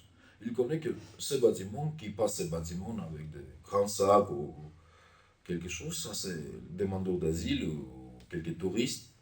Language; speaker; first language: French; non-native, learner; Armenian